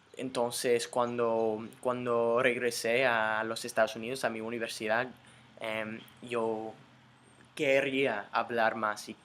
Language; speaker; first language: Spanish; non-native, fluent; English